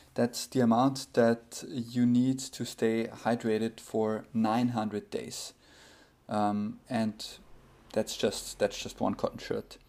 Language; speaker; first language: English; non-native, fluent; German